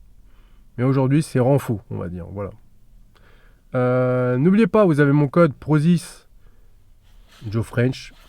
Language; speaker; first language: French; native; French